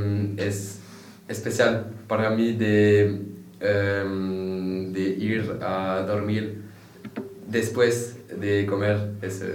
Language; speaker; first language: Spanish; non-native, learner; French